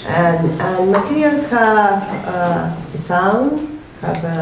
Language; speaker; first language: English; non-native, learner; Spanish